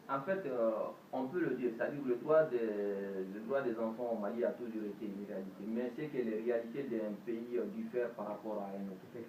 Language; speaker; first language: French; non-native, local second language; Bambara